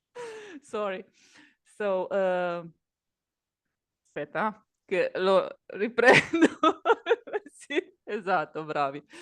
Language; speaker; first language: Italian; native; Italian